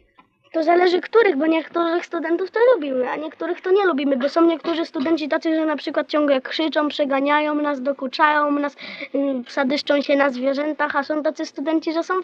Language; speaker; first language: Polish; native; Polish